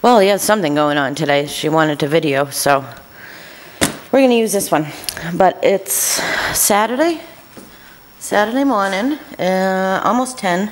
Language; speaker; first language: English; native; English